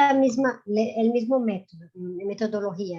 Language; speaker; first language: Spanish; non-native, fluent; Portuguese